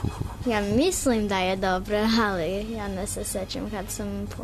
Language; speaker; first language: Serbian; early bilingual, heritage; English